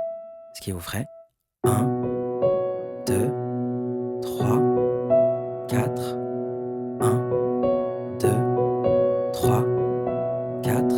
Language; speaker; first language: French; native; French